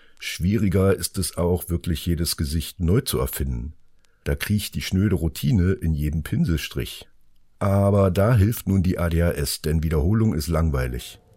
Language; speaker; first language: German; early bilingual, other home language; Finnish